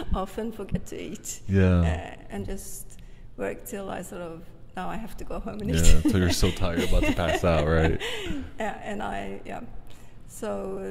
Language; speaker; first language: English; non-native, fluent; Norwegian